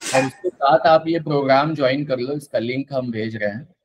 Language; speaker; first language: Hindi; native; Hindi